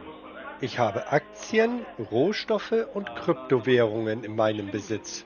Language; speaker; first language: German; native; German